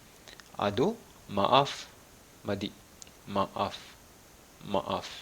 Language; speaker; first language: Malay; non-native, fluent; Malayalam